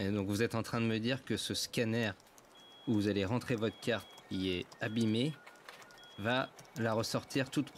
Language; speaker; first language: French; native; French